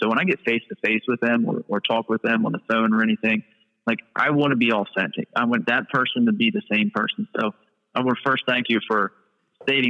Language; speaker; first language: English; native; English